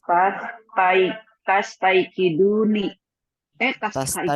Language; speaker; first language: Arabic; non-native, learner; Indonesian